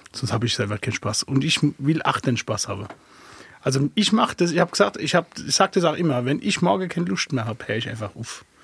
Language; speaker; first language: German; early bilingual, other home language; Arabic